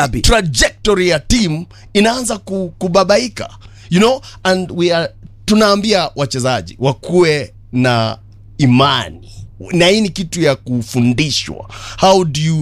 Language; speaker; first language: Swahili; native; Swahili